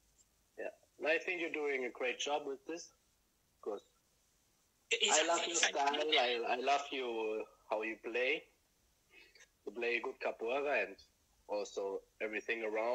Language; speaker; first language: English; non-native, fluent; German